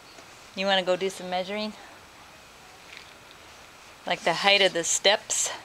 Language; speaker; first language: English; native; English